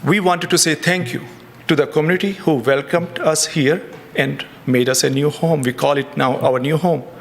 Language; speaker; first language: English; non-native, fluent; German